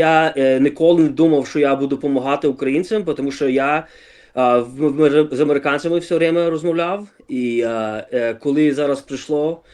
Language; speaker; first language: Ukrainian; early bilingual, other home language; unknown